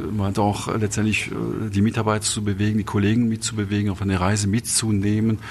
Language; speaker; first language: German; non-native, fluent; French